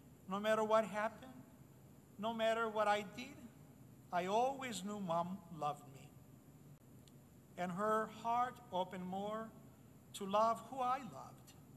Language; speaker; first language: English; native; English